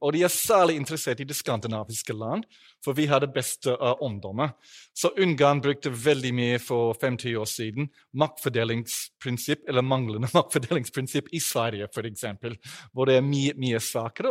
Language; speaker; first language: Norwegian; non-native, fluent; English